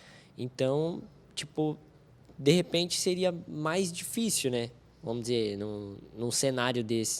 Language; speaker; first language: Portuguese; native; Portuguese